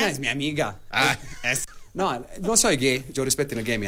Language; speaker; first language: Spanish; non-native, learner; Arabic